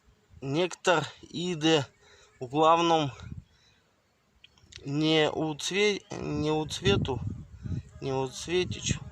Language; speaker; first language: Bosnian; non-native, learner; Russian